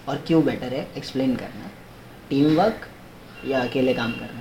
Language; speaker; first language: Hindi; non-native, local second language; Marathi